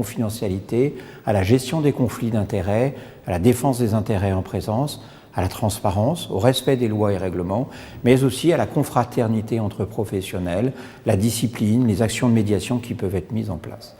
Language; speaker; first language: French; native; French